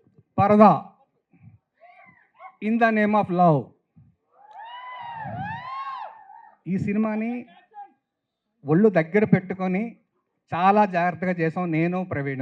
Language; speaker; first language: Telugu; native; Telugu